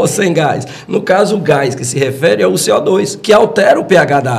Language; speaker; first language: Portuguese; native; Portuguese